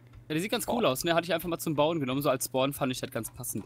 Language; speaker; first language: German; native; German